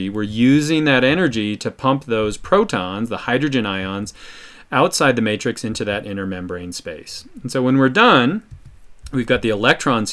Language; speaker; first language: English; native; English